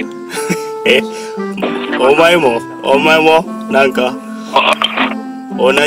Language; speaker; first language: Japanese; non-native, learner; Indonesian